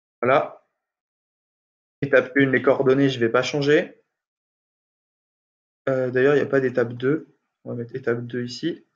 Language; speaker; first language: French; native; French